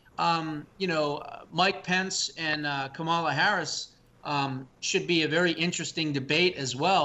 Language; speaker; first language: English; native; English